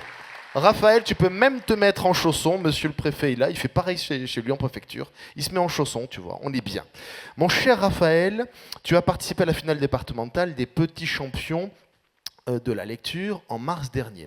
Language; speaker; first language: French; native; French